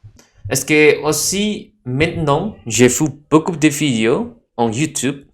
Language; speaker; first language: French; non-native, fluent; Indonesian